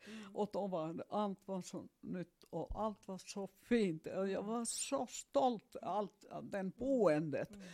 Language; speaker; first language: Swedish; non-native, fluent; Finnish